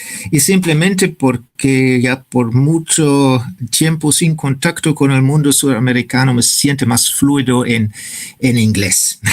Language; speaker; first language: Spanish; non-native, fluent; German